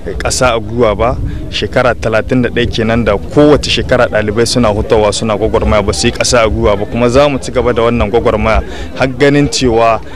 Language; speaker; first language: Hausa; native; Hausa